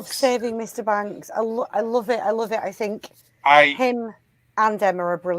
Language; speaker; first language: English; native; English